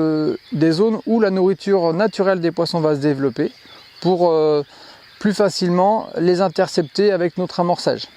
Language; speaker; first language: French; native; French